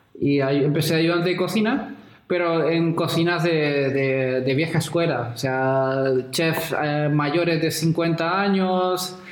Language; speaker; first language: Spanish; native; Spanish